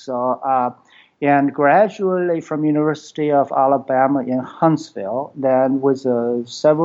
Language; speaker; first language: English; non-native, fluent; Chinese